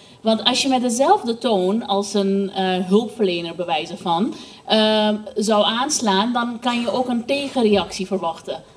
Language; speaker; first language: Dutch; non-native, fluent; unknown